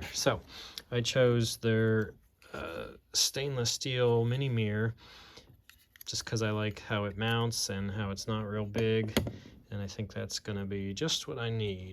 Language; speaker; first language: English; native; English